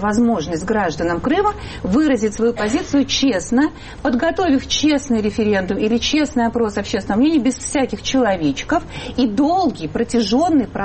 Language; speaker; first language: Russian; native; Russian